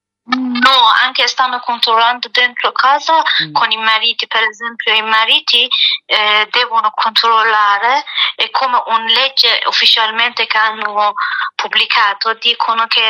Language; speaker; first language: Italian; non-native, learner; Persian